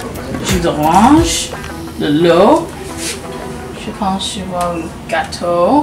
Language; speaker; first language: French; non-native, learner; English